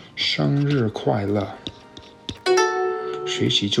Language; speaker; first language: Chinese; non-native, learner; English